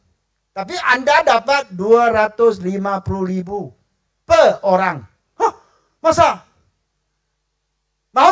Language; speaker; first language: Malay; non-native, local second language; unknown